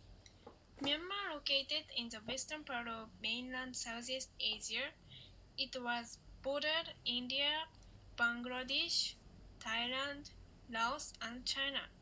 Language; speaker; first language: English; non-native, learner; Malay